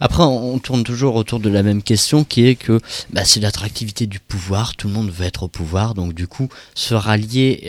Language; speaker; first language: French; native; French